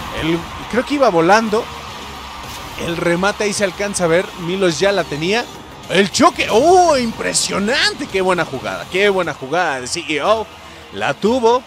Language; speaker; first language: Spanish; native; Spanish